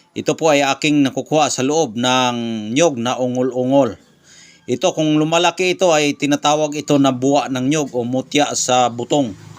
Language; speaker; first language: Filipino; non-native, local second language; Cebuano